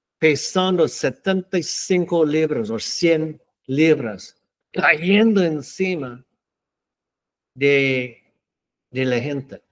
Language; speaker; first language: Spanish; non-native, learner; English